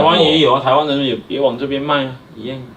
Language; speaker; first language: Chinese; native; Chinese